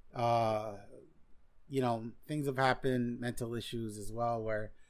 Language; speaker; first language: English; non-native, fluent; Spanish